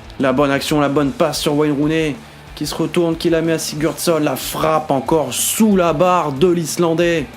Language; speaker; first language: French; native; French